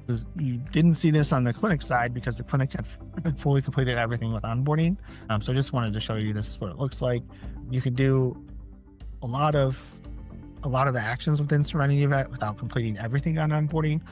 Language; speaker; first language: English; native; English